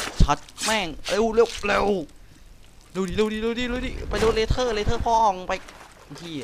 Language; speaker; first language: Thai; native; Thai